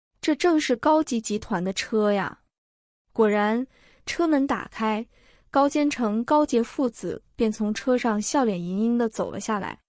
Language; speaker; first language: Chinese; native; Chinese